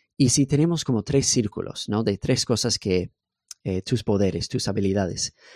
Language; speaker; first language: Spanish; non-native, fluent; English